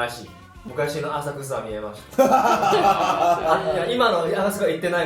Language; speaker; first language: Japanese; non-native, fluent; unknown